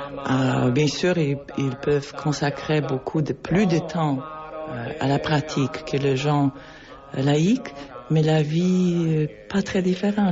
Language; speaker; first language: French; non-native, fluent; Polish